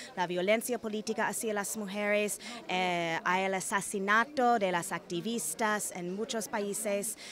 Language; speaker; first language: Spanish; non-native, fluent; English